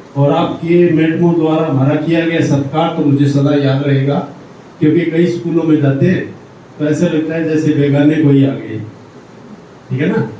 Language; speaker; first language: Hindi; native; Hindi